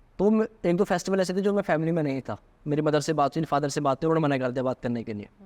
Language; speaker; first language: Hindi; native; Hindi